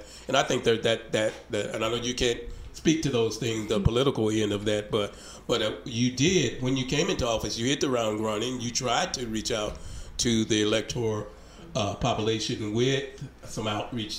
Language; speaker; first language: English; native; English